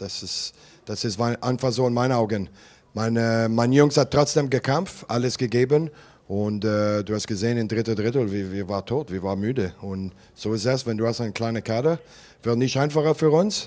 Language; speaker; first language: German; non-native, learner; French